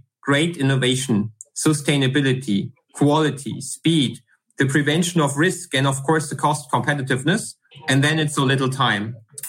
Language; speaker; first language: English; non-native, fluent; German